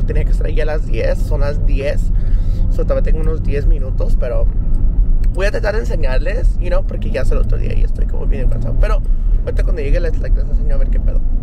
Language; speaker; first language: Spanish; early bilingual, heritage; Spanish